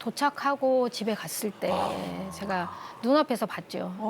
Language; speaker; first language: Korean; native; Korean